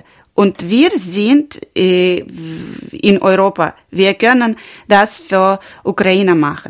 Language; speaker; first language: German; non-native, learner; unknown